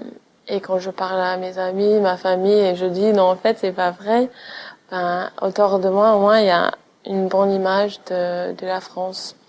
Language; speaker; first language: French; non-native, fluent; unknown